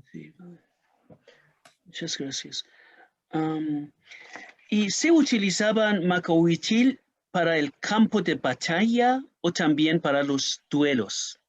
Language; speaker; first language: Spanish; non-native, learner; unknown